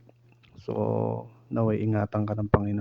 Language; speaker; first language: Filipino; native; Filipino